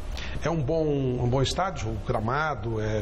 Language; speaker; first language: Portuguese; native; Portuguese